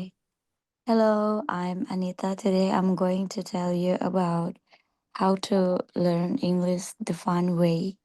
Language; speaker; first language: English; non-native, learner; Indonesian